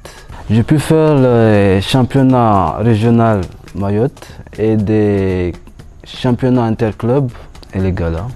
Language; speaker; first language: French; non-native, local second language; Malagasy